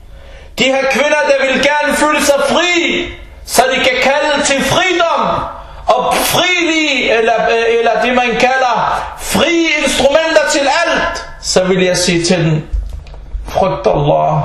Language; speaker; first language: Danish; early bilingual, other home language; Arabic